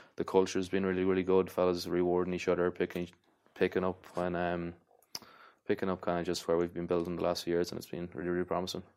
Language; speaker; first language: English; native; English